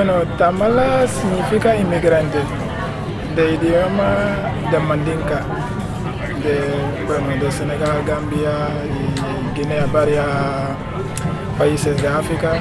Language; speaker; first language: Spanish; non-native, learner; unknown